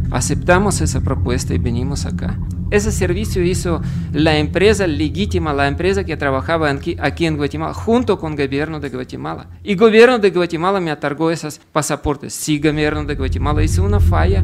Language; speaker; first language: Spanish; non-native, fluent; Russian